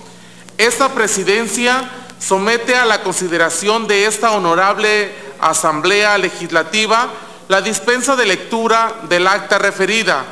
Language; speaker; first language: Spanish; native; Spanish